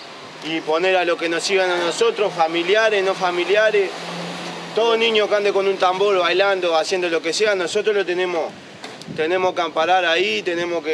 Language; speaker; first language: Spanish; native; Spanish